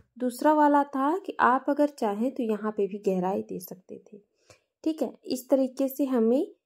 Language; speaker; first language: Hindi; native; Hindi